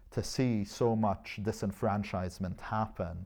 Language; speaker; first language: English; non-native, fluent; Arabic